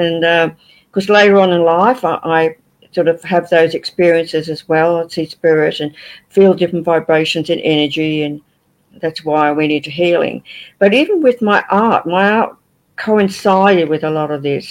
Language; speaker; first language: English; native; English